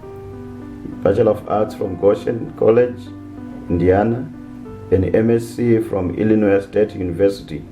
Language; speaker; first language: English; non-native, local second language; Shona